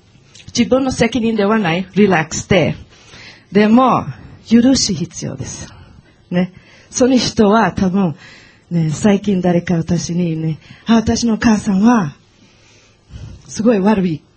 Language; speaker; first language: Japanese; non-native, learner; Portuguese